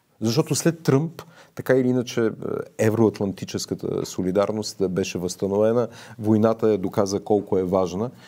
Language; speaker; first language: Bulgarian; native; Bulgarian